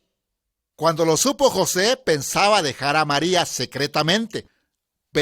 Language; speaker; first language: Spanish; native; Spanish